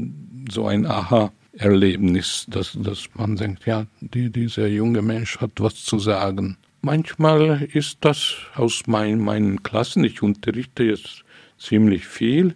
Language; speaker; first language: German; non-native, fluent; Hungarian